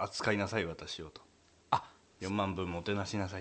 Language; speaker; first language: Japanese; native; Japanese